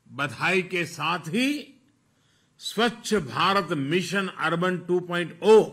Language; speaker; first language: Hindi; non-native, local second language; Gujarati